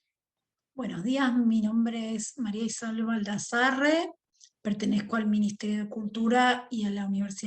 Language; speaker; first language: Spanish; native; Spanish